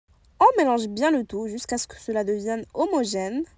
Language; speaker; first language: French; native; French